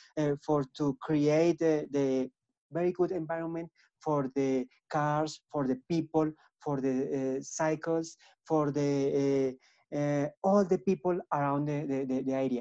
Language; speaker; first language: English; non-native, learner; Spanish